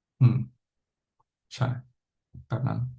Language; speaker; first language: Thai; non-native, fluent; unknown